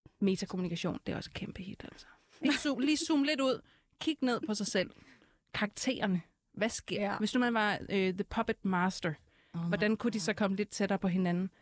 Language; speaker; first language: Danish; early bilingual, other home language; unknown